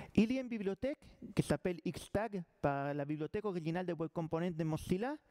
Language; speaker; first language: French; non-native, fluent; Spanish